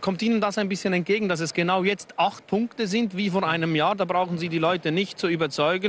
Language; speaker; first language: German; native; German